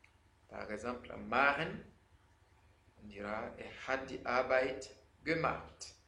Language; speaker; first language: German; non-native, fluent; French